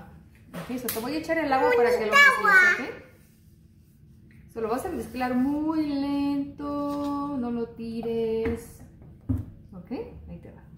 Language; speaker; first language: Spanish; native; Spanish